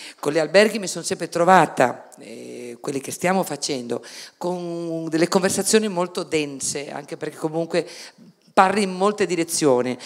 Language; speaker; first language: Italian; non-native, fluent; Spanish